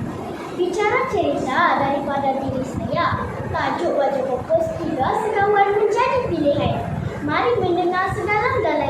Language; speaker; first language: Malay; native; Malay